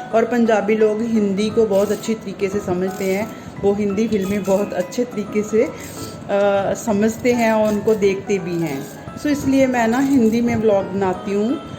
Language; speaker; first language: Hindi; non-native, local second language; Punjabi